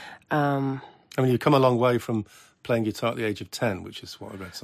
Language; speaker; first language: English; native; English